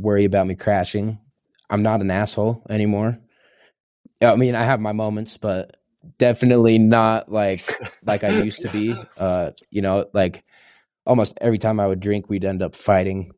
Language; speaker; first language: English; native; English